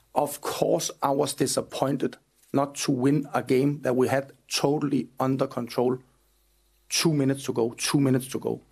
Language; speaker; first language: English; non-native, fluent; Danish